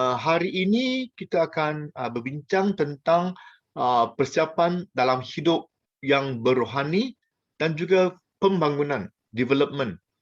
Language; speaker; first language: Malay; non-native, local second language; Chinese